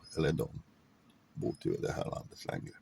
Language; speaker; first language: Swedish; non-native, fluent; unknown